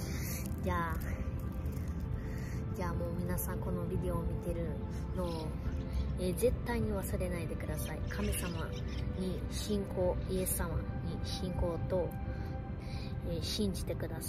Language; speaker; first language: Japanese; early bilingual, other home language; Portuguese